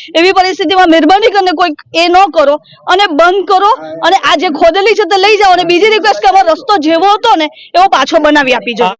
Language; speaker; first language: Gujarati; native; Gujarati